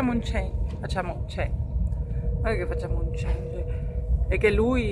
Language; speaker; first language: Italian; non-native, learner; French